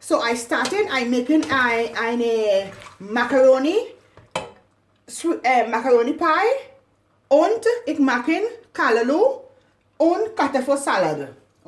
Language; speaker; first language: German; non-native, learner; English